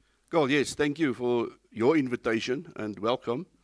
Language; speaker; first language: English; non-native, local second language; Afrikaans